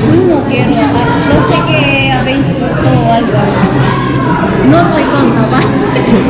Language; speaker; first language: Spanish; non-native, learner; Filipino